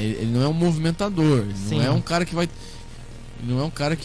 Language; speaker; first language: Portuguese; native; Portuguese